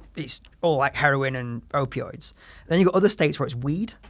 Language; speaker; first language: English; native; English